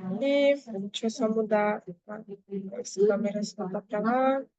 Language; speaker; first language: Portuguese; native; Portuguese